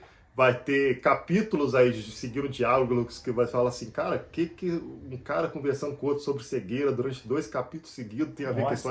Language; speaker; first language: Portuguese; native; Portuguese